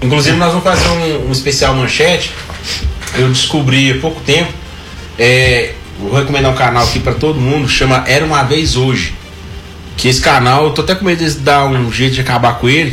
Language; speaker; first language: Portuguese; native; Portuguese